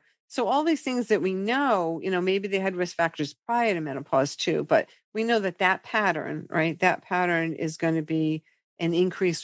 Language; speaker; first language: English; native; English